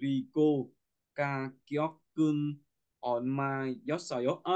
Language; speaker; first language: Korean; non-native, learner; Vietnamese